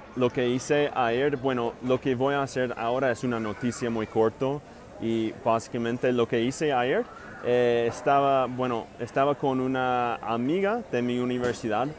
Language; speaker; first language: Spanish; non-native, fluent; English